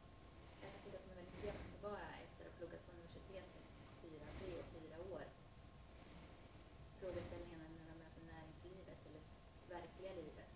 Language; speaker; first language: Swedish; native; Swedish